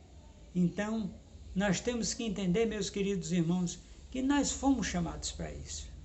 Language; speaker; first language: Portuguese; native; Portuguese